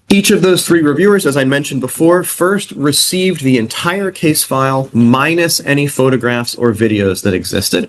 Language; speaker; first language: English; native; English